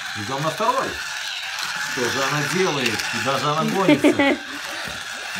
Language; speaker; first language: Russian; native; Russian